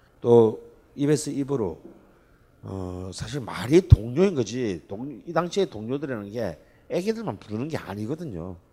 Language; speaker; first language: Korean; native; Korean